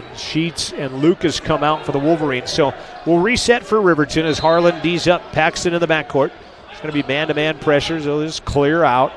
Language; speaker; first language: English; native; English